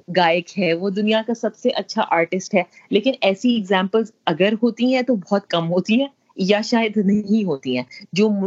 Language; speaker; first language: Urdu; native; Urdu